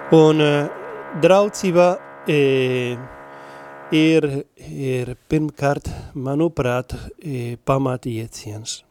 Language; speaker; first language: Latvian; non-native, learner; Spanish